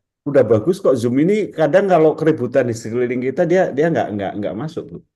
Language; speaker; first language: Indonesian; native; Indonesian